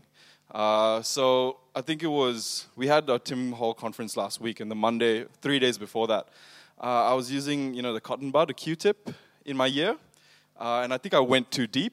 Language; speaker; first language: English; non-native, local second language; Tamil